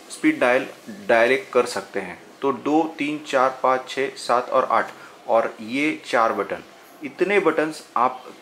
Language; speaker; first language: Hindi; non-native, local second language; Marathi